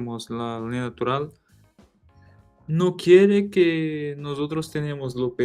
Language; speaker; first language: Spanish; non-native, learner; Portuguese